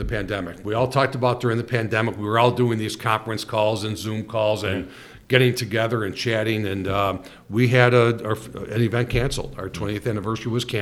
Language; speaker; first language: English; native; English